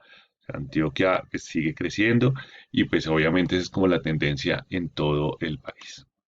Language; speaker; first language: Spanish; native; Spanish